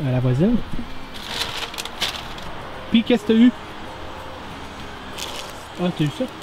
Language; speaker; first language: French; native; French